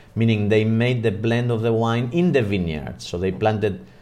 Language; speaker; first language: English; non-native, fluent; Spanish